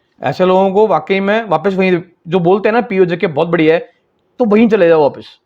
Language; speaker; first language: Hindi; native; Hindi